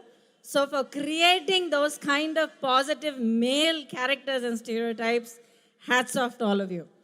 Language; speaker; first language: Telugu; native; Telugu